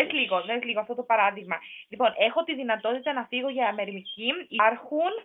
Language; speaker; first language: Greek; non-native, learner; German